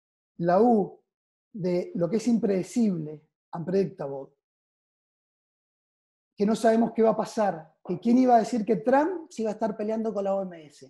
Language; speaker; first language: Spanish; native; Spanish